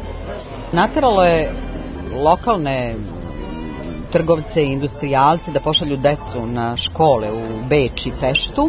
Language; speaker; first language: Serbian; native; Serbian